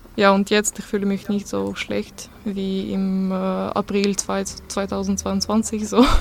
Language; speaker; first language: German; non-native, learner; Russian